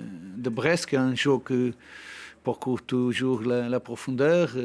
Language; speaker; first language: French; non-native, learner; Portuguese